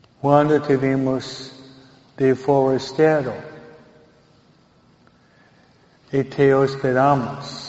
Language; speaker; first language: Spanish; non-native, fluent; English